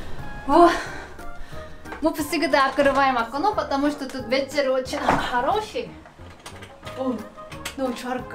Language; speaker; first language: Russian; non-native, fluent; Korean